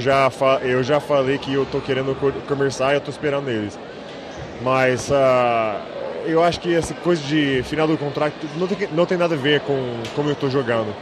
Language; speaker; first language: Portuguese; non-native, fluent; English